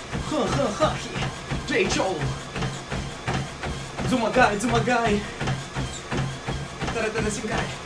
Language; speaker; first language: Chinese; non-native, learner; Russian